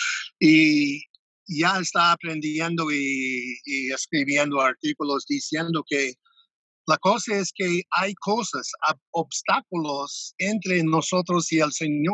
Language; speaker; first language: Spanish; non-native, fluent; English